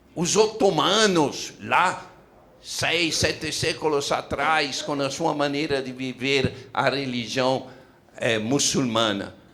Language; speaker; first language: Portuguese; non-native, fluent; Italian